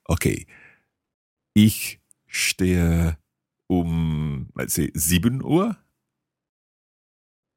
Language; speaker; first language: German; non-native, learner; English